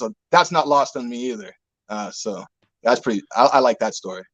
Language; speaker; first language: English; native; English